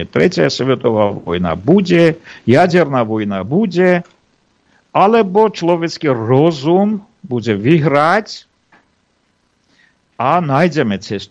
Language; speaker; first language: Slovak; non-native, fluent; Armenian